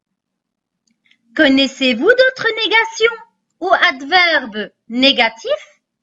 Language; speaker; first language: French; non-native, local second language; Arabic